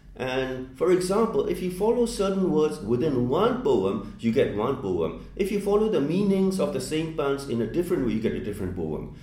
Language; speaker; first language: English; non-native, fluent; Burmese